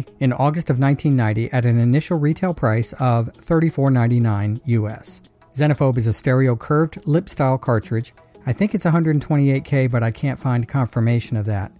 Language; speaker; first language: English; native; English